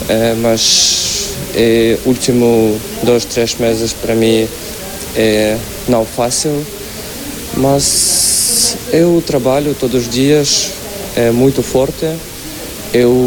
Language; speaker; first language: Portuguese; non-native, learner; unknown